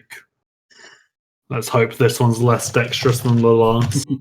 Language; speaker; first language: English; native; English